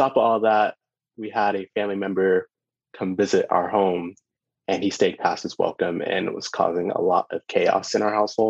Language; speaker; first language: English; native; English